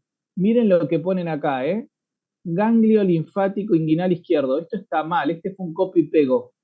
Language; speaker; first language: Spanish; native; Spanish